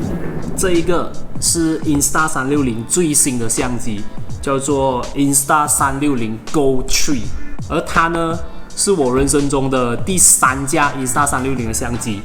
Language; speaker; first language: Chinese; native; Chinese